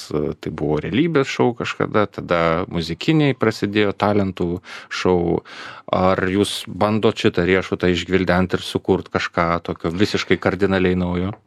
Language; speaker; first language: Lithuanian; native; Lithuanian